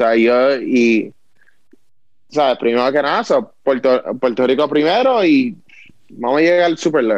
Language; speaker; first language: Spanish; early bilingual, heritage; Spanish